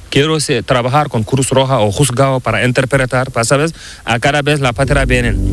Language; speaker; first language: Spanish; non-native, learner; Fula